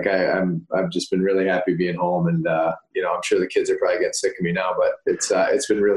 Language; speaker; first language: English; native; English